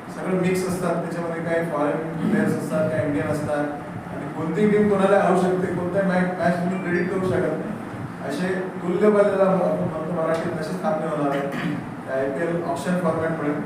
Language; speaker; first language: Marathi; non-native, local second language; Marwari